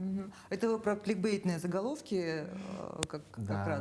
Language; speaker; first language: Russian; native; Russian